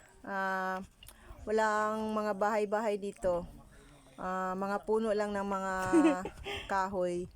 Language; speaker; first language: Filipino; non-native, local second language; Cebuano